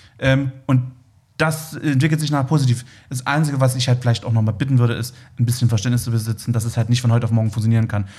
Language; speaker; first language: German; native; German